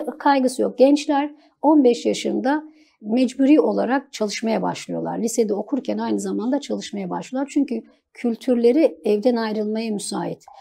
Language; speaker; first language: Turkish; native; Turkish